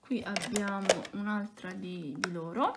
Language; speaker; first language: Italian; native; Italian